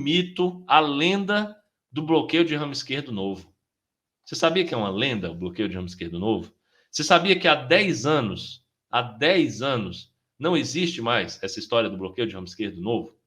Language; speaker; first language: Portuguese; native; Portuguese